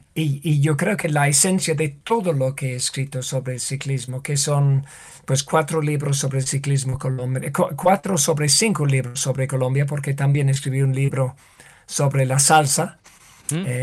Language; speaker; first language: Spanish; non-native, fluent; English